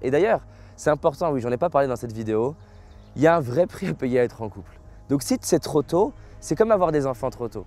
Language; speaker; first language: French; native; French